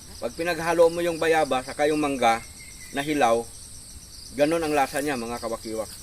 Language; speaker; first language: Filipino; non-native, local second language; Hiligaynon